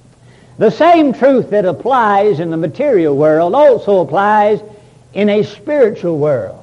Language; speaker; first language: English; native; English